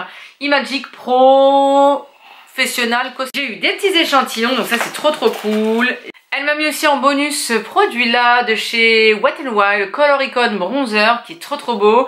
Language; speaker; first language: French; native; French